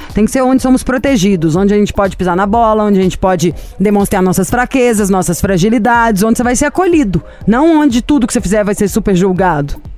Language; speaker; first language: Portuguese; native; Portuguese